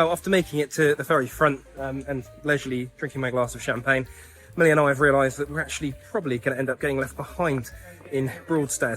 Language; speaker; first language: English; native; English